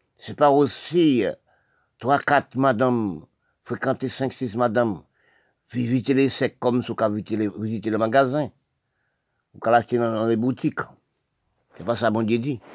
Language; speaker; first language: French; non-native, local second language; Haitian Creole